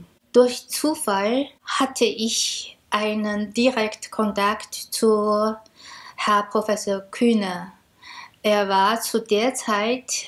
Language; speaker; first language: German; non-native, fluent; Chinese